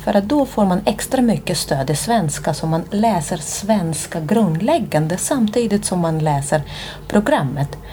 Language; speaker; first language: Swedish; non-native, fluent; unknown